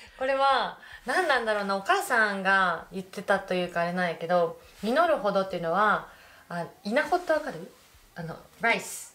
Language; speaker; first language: Japanese; native; Japanese